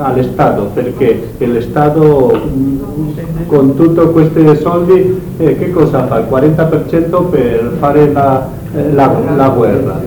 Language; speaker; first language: Italian; non-native, learner; Spanish